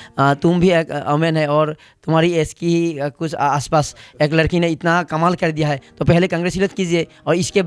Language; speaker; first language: Hindi; non-native, local second language; Assamese